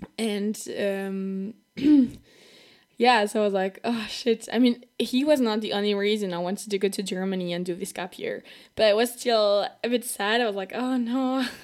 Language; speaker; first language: English; non-native, fluent; French